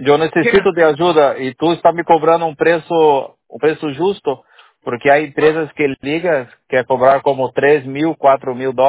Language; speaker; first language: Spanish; non-native, learner; Portuguese